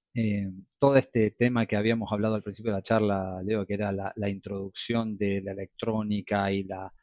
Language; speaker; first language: Spanish; native; Spanish